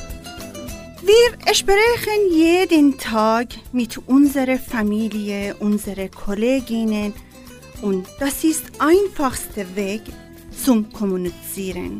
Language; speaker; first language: German; non-native, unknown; Persian